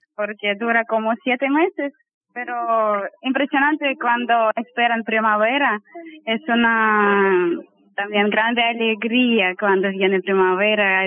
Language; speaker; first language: Spanish; non-native, learner; Russian